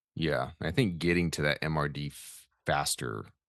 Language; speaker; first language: English; native; English